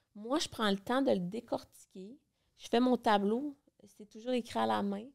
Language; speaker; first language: French; native; French